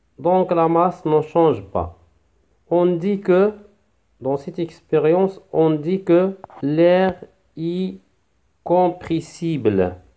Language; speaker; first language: French; non-native, local second language; Arabic